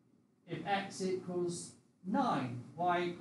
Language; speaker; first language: English; native; English